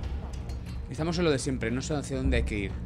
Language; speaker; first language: Spanish; native; Spanish